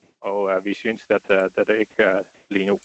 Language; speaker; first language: Danish; non-native, fluent; Dutch